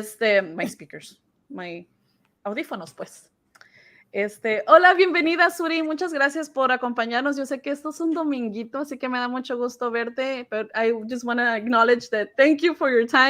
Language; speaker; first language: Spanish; early bilingual, heritage; Spanish